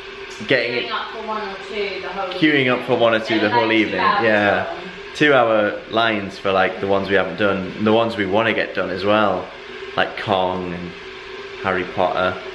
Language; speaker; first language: English; native; English